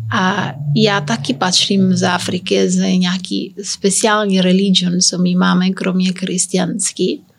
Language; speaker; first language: Czech; non-native, fluent; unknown